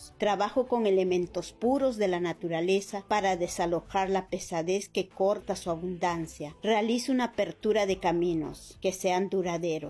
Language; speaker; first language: Spanish; native; Spanish